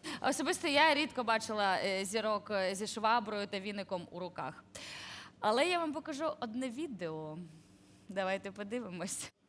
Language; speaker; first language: Ukrainian; native; Ukrainian